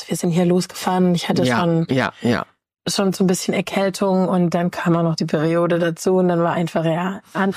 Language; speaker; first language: German; native; German